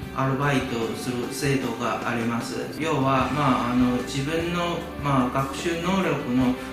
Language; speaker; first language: Japanese; non-native, fluent; Chinese